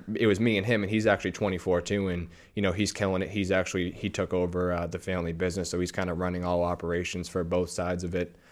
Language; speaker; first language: English; native; English